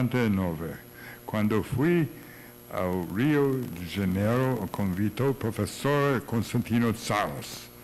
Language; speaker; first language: Portuguese; non-native, learner; English